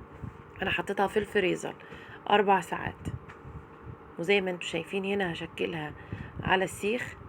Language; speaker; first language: Arabic; native; Arabic